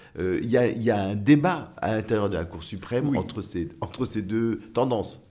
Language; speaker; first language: French; native; French